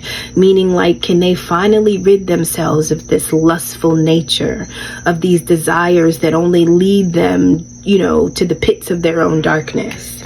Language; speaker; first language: English; native; English